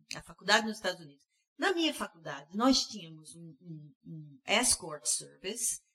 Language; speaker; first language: Portuguese; early bilingual, heritage; English